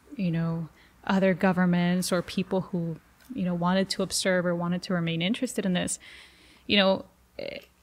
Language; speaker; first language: English; early bilingual, other home language; Spanish